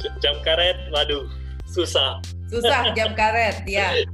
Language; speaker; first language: Indonesian; early bilingual, heritage; Indonesian